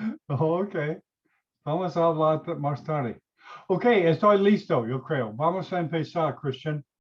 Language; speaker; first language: Spanish; non-native, learner; English